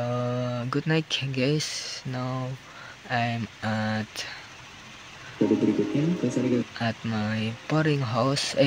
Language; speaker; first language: English; non-native, learner; Indonesian